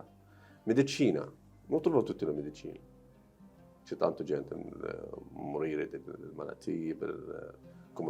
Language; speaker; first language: Italian; non-native, learner; Arabic